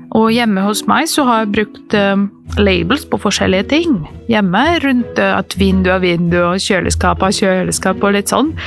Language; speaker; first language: Norwegian; non-native, fluent; Serbian